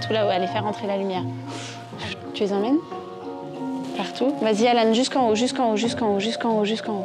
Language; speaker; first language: French; native; French